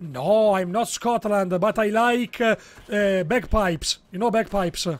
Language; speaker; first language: English; non-native, learner; Italian